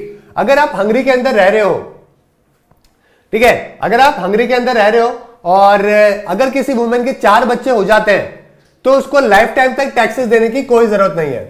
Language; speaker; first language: Hindi; native; Hindi